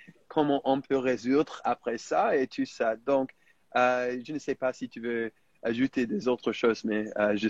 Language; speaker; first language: French; non-native, fluent; English